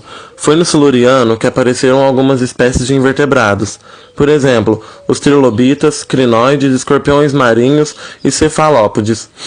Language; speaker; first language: Portuguese; native; Portuguese